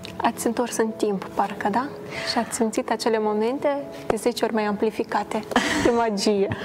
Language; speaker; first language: Romanian; native; Romanian